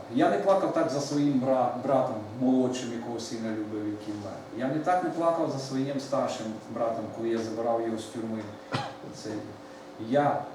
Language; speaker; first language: Ukrainian; early bilingual, other home language; Russian